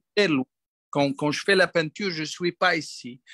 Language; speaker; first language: French; non-native, local second language; Arabic